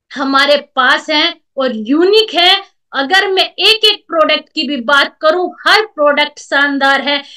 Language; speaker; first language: Hindi; native; Hindi